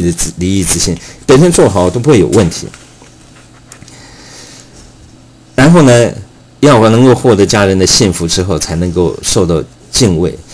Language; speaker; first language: Chinese; native; Chinese